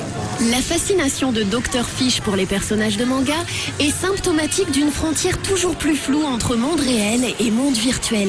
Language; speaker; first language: French; native; French